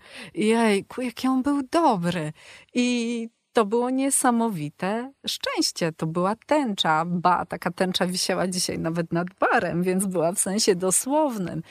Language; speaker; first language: Polish; native; Polish